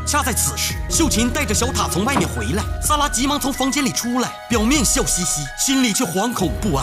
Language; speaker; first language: Chinese; native; Chinese